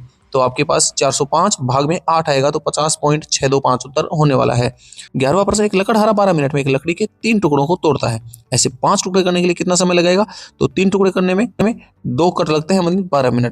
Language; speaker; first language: Hindi; native; Hindi